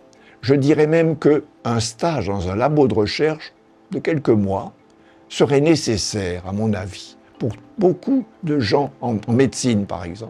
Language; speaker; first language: French; native; French